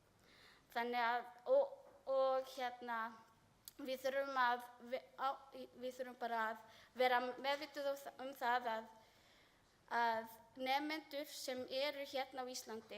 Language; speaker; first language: Icelandic; non-native, learner; Filipino